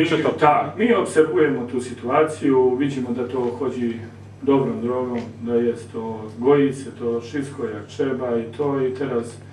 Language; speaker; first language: Polish; non-native, learner; Serbian